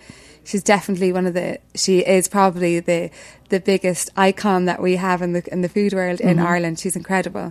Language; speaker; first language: English; native; English